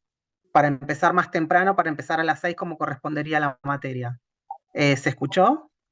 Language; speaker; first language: Spanish; native; Spanish